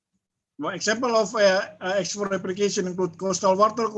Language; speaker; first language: English; non-native, fluent; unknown